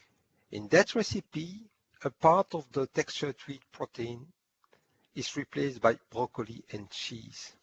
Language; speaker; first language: English; non-native, fluent; French